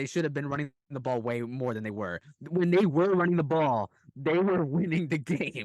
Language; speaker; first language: English; native; English